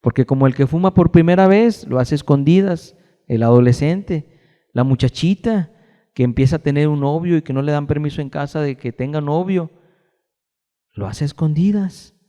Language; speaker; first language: Spanish; native; Spanish